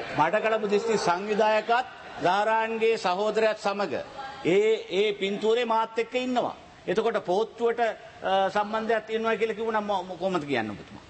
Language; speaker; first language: Sinhala; non-native, local second language; Tamil